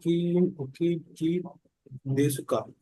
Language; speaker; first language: Japanese; non-native, learner; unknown